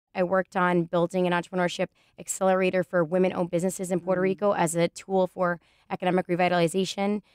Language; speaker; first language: English; native; English